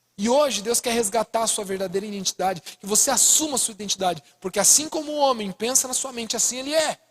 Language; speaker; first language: Portuguese; early bilingual, other home language; Spanish